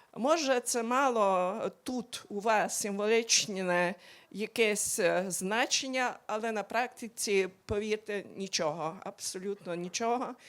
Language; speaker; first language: Ukrainian; non-native, local second language; Hungarian